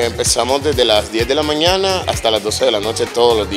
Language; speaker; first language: Spanish; native; Spanish